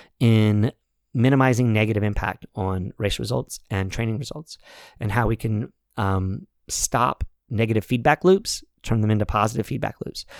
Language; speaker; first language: English; native; English